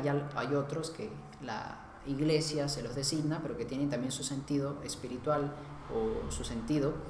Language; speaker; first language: Spanish; native; Spanish